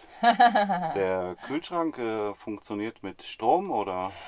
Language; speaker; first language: German; native; German